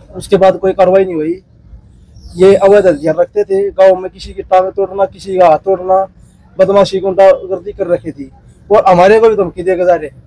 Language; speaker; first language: Hindi; native; Hindi